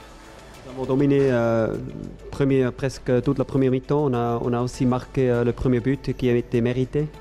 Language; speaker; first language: French; non-native, fluent; German